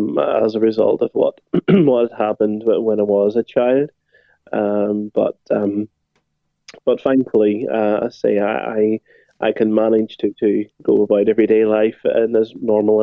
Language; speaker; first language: English; native; English